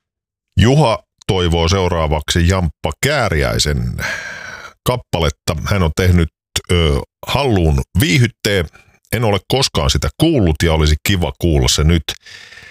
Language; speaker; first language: Finnish; native; Finnish